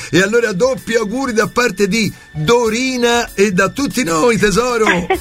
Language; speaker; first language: Italian; native; Italian